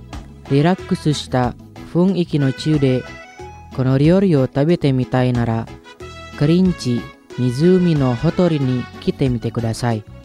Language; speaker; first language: Japanese; non-native, fluent; Indonesian